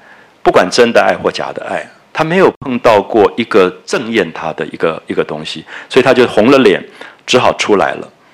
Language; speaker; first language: Chinese; native; Chinese